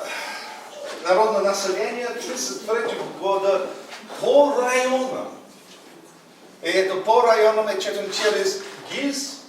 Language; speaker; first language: Russian; non-native, learner; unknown